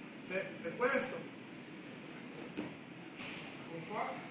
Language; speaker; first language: Italian; non-native, learner; Romanian